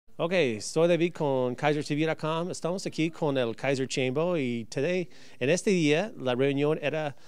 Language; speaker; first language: Spanish; early bilingual, heritage; Spanish